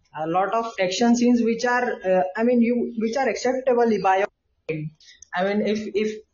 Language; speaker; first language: English; non-native, local second language; Hindi